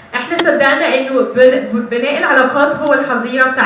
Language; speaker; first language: Arabic; native; Arabic